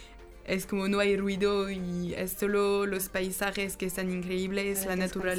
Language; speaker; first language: Spanish; non-native, learner; French